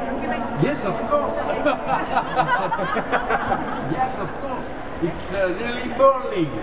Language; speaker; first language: English; non-native, fluent; French